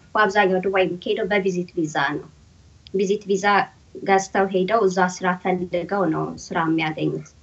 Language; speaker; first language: Amharic; native; Amharic